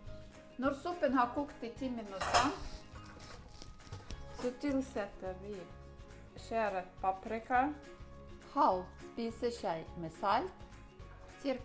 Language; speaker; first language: Norwegian; non-native, learner; Ukrainian